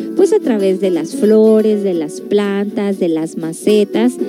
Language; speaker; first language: Spanish; native; Spanish